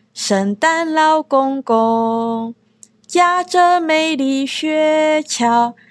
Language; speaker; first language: Japanese; non-native, fluent; Chinese